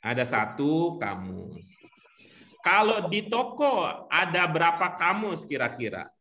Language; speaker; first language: Indonesian; native; Indonesian